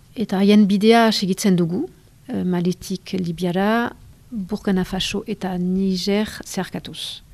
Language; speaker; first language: Basque; native; Basque